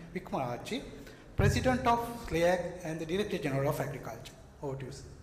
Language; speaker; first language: English; non-native, local second language; Sinhala